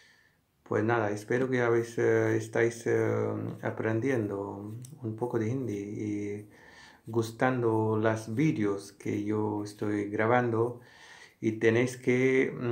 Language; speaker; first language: Spanish; non-native, learner; Hindi